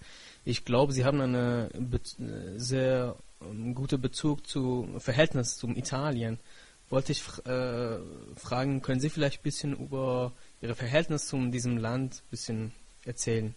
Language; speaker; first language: German; non-native, fluent; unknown